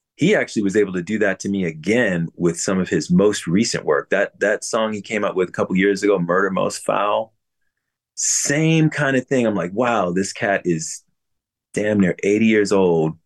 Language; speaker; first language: English; native; English